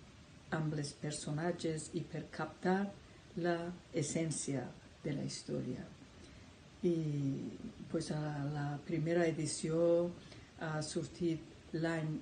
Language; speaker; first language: Catalan; non-native, fluent; Persian